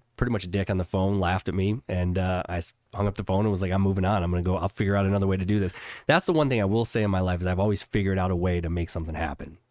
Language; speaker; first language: English; native; English